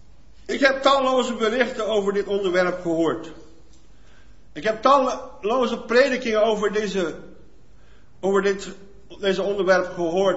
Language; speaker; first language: Dutch; non-native, fluent; Portuguese